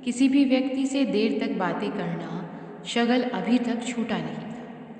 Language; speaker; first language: Hindi; native; Hindi